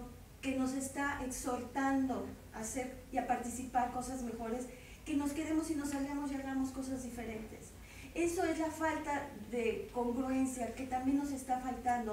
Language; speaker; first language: Spanish; native; Spanish